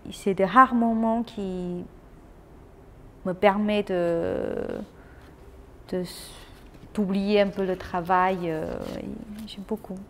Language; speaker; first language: French; non-native, fluent; Chinese